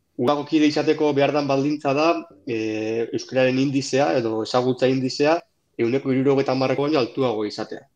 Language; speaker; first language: Basque; native; Basque